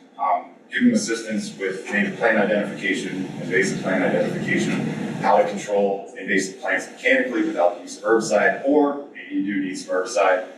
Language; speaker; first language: English; native; English